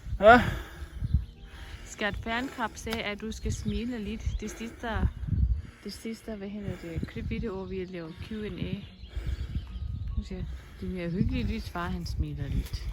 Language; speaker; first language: Danish; non-native, fluent; Thai